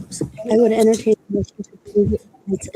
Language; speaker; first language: English; native; English